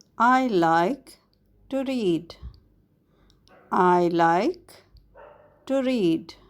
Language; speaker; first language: English; non-native, fluent; Arabic